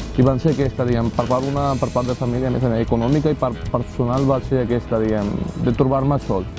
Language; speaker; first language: Catalan; non-native, fluent; Urdu